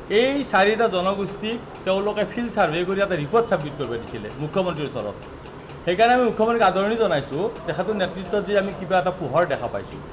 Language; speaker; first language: Assamese; native; Assamese